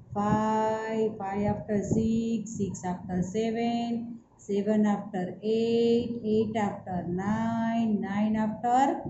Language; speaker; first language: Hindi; non-native, local second language; Gujarati